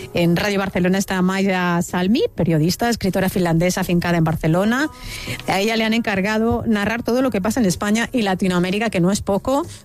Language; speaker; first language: Spanish; native; Spanish